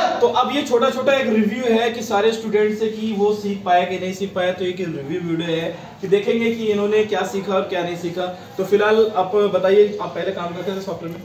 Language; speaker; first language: Hindi; native; Hindi